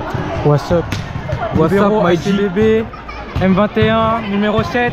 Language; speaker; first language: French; native; French